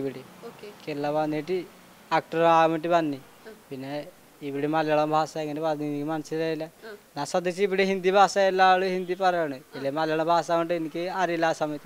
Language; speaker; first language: Malayalam; non-native, local second language; Odia